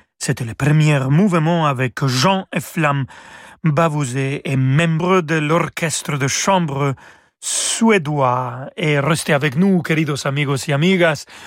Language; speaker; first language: French; non-native, fluent; Spanish